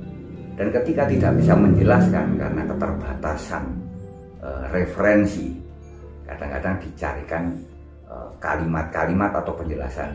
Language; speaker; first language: Indonesian; non-native, local second language; Javanese